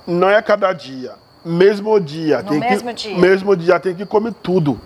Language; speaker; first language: Portuguese; non-native, learner; Yoruba